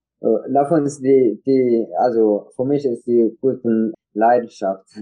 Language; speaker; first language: German; non-native, learner; Tigrinya